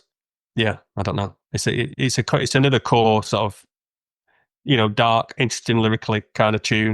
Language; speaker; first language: English; native; English